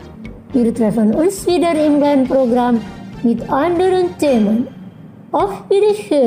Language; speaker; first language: German; non-native, learner; Indonesian